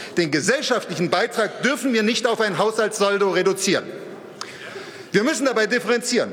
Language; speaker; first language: German; native; German